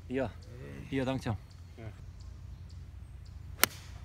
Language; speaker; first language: Korean; native; Korean